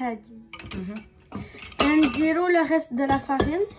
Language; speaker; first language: French; non-native, local second language; Arabic